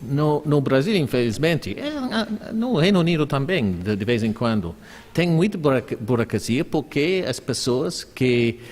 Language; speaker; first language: Portuguese; non-native, fluent; English